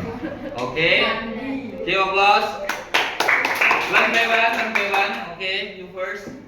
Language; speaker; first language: English; non-native, fluent; Indonesian